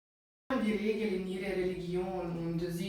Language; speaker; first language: German; non-native, fluent; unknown